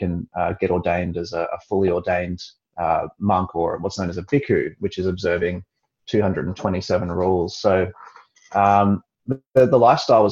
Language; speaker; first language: English; native; English